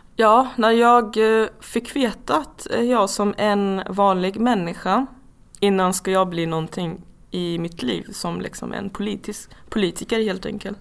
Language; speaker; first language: Swedish; non-native, fluent; Persian